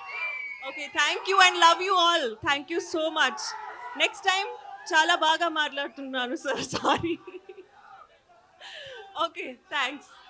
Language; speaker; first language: Telugu; non-native, learner; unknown